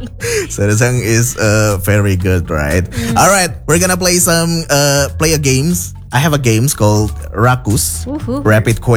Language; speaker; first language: English; non-native, learner; Indonesian